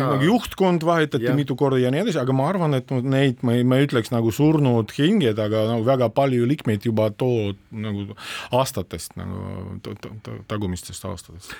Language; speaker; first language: Estonian; non-native, local second language; Russian